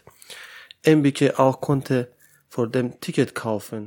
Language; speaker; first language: German; non-native, learner; Persian